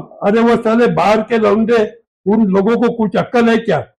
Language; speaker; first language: Hindi; non-native, local second language; Marathi